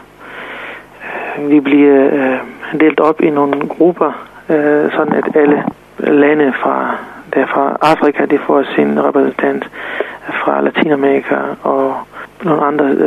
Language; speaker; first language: Danish; non-native, fluent; Serbian